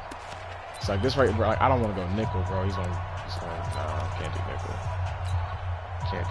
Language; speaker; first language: English; native; English